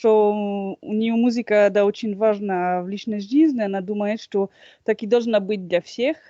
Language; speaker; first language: Russian; non-native, fluent; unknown